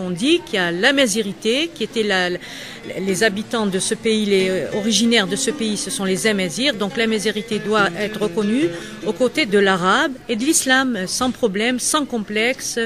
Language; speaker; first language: French; non-native, local second language; Kabyle